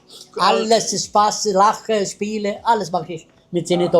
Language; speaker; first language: German; non-native, learner; Italian